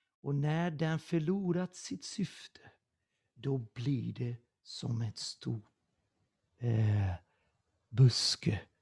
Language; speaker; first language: Swedish; non-native, fluent; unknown